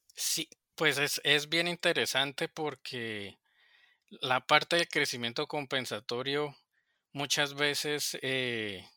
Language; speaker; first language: Spanish; native; Spanish